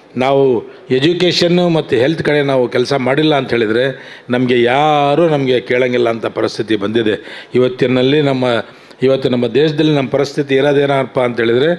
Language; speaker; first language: Kannada; non-native, local second language; Urdu